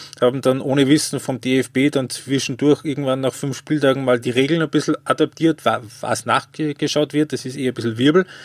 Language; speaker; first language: German; native; German